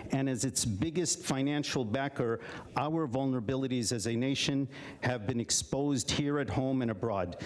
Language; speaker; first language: English; early bilingual, other home language; Arabic